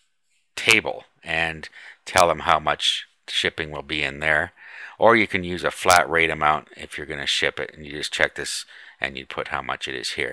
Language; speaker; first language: English; native; English